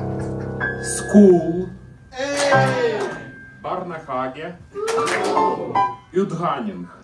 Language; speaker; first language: Norwegian; non-native, learner; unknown